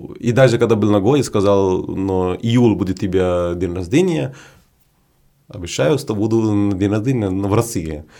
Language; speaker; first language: Russian; non-native, fluent; Hindi